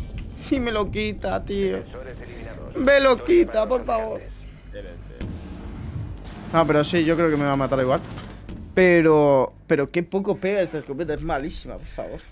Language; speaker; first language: Spanish; native; Spanish